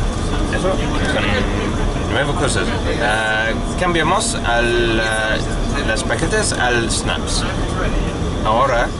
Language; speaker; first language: Spanish; non-native, learner; English